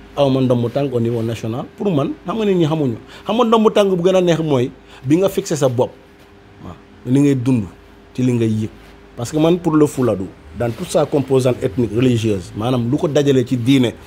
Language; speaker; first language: Wolof; non-native, local second language; Fula